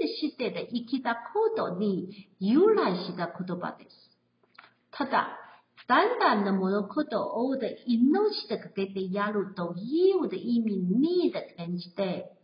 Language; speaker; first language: Japanese; non-native, learner; Chinese